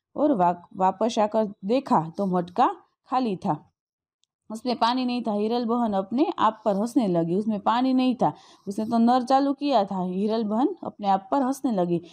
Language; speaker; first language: Hindi; non-native, local second language; Gujarati